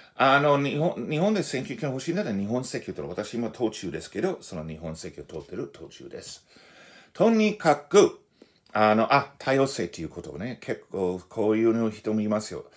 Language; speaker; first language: Japanese; non-native, fluent; English